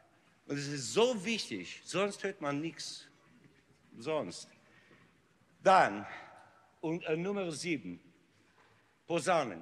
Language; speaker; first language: German; non-native, learner; English